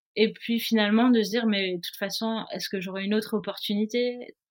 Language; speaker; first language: French; native; French